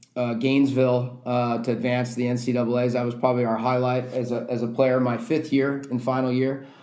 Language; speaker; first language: English; native; English